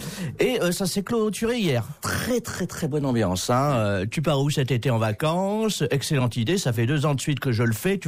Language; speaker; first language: French; native; French